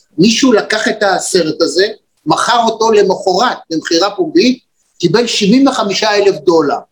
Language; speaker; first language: Hebrew; native; Hebrew